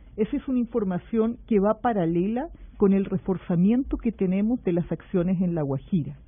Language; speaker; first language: Spanish; native; Spanish